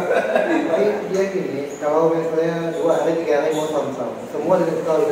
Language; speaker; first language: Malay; non-native, local second language; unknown